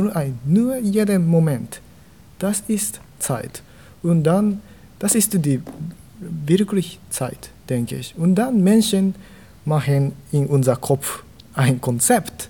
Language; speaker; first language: German; non-native, learner; Japanese